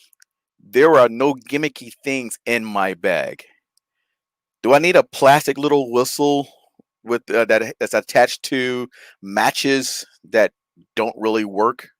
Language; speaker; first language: English; native; English